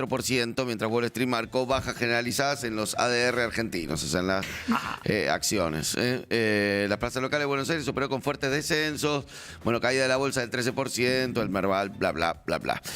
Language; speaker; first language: Spanish; native; Spanish